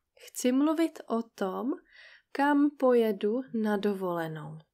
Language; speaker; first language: Czech; native; Czech